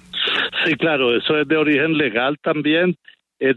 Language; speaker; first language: Spanish; native; Spanish